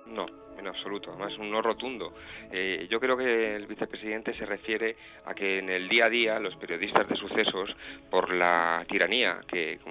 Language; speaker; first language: Spanish; native; Spanish